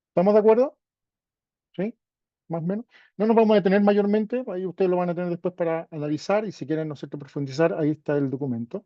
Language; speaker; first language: Spanish; native; Spanish